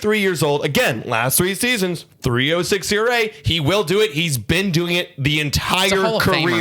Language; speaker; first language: English; native; English